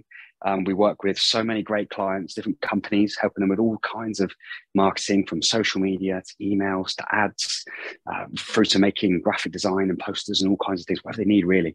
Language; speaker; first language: English; native; English